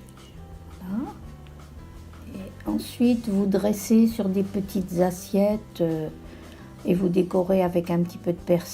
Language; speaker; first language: French; native; French